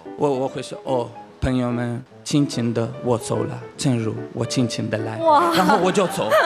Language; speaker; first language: Chinese; non-native, learner; English